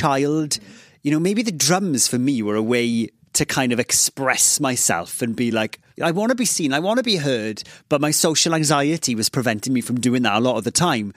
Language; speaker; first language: English; non-native, local second language; Welsh